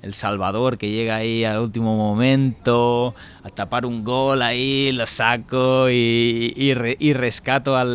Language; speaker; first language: Spanish; native; Spanish